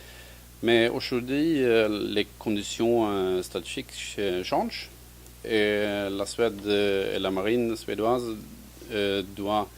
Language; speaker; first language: French; non-native, fluent; Swedish